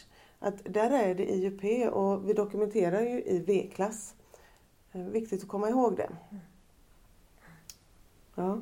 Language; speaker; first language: Swedish; native; Swedish